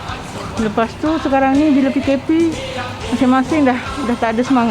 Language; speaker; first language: Malay; native; Malay